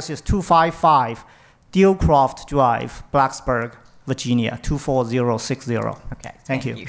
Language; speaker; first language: English; non-native, fluent; Chinese